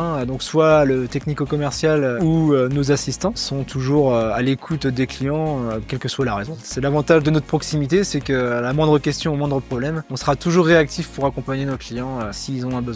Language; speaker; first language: French; native; French